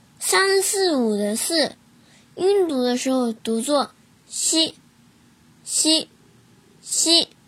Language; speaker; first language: Chinese; early bilingual, heritage; Chinese